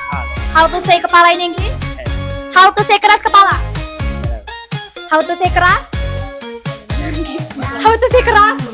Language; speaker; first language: English; non-native, fluent; Indonesian